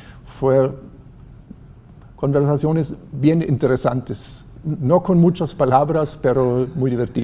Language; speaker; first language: Spanish; non-native, fluent; German